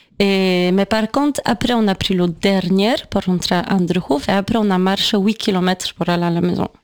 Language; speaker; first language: French; non-native, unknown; Polish